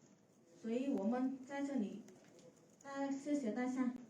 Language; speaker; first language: Chinese; non-native, learner; Vietnamese